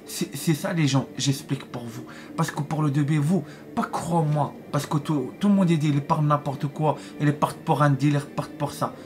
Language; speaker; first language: French; non-native, learner; Arabic